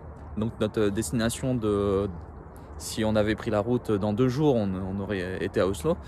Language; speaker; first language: French; native; French